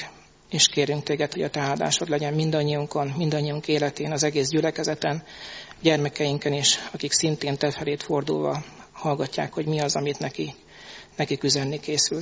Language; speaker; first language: Hungarian; native; Hungarian